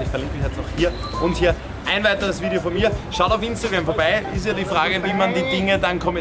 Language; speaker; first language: German; native; German